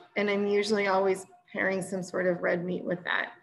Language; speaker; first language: English; native; English